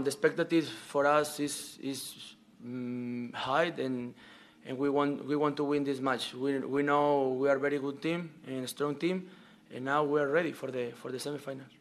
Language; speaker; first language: English; non-native, learner; Spanish